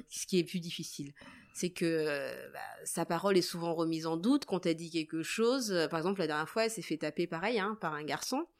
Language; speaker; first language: French; native; French